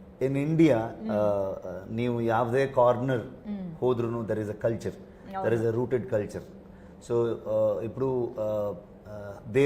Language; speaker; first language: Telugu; non-native, learner; Kannada